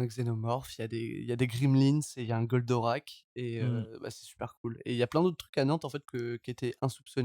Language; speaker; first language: French; native; French